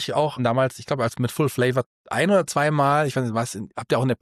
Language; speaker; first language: German; native; German